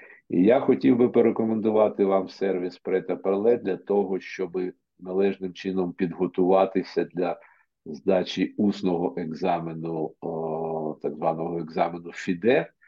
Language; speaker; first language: Ukrainian; native; Ukrainian